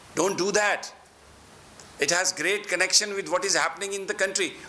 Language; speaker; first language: English; non-native, local second language; Urdu